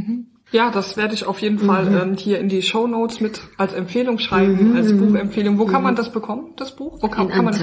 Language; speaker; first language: German; native; German